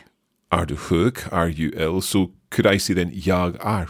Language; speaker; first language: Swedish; non-native, learner; English